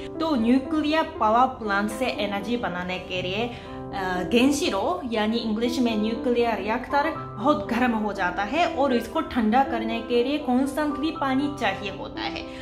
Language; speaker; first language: Hindi; non-native, fluent; Japanese